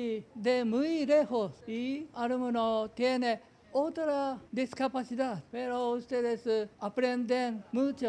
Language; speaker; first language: Spanish; non-native, learner; Japanese